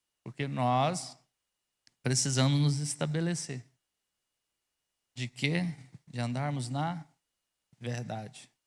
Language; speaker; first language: Portuguese; native; Portuguese